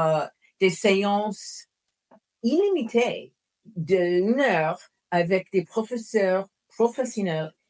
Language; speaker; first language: French; non-native, fluent; English